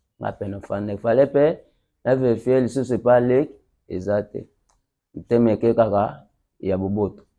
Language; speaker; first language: Lingala; native; Lingala